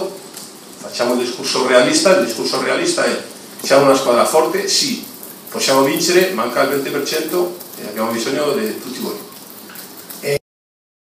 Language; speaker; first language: Italian; non-native, fluent; Spanish